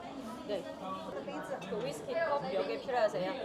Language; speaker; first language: Korean; non-native, learner; Chinese